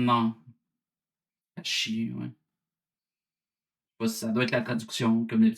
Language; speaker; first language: French; native; French